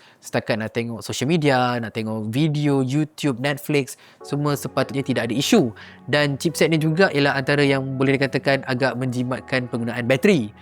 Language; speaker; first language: Malay; native; Malay